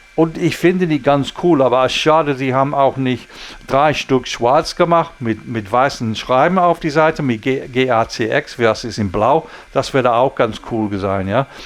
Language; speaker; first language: German; non-native, learner; English